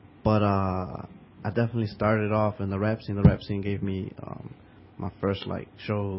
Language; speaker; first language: English; early bilingual, other home language; Spanish